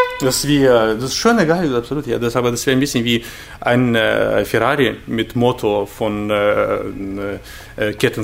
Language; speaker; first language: German; non-native, fluent; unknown